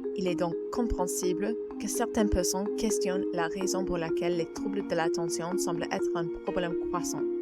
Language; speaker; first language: French; native; French